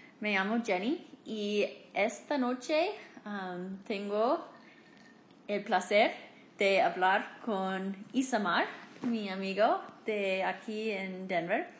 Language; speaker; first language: Spanish; non-native, fluent; English